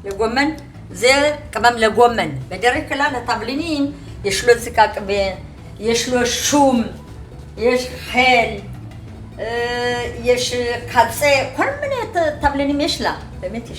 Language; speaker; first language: Hebrew; non-native, learner; Amharic